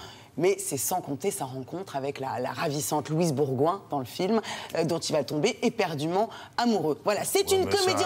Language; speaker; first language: French; native; French